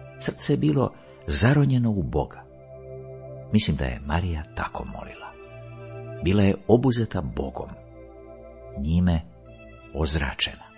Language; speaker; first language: Croatian; native; Croatian